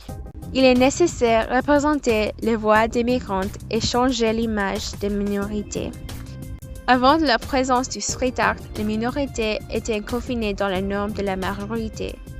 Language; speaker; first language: French; non-native, learner; English